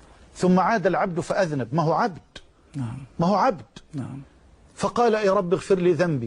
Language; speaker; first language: Arabic; native; Arabic